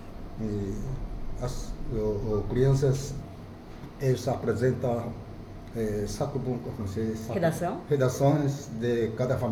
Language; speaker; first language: Portuguese; non-native, fluent; Japanese